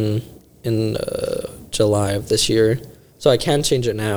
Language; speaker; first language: English; native; English